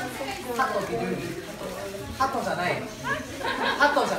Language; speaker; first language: Japanese; non-native, learner; Korean